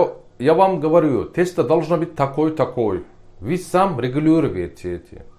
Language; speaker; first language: Russian; non-native, learner; Turkish